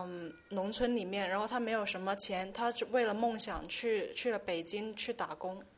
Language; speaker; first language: Chinese; early bilingual, heritage; Chinese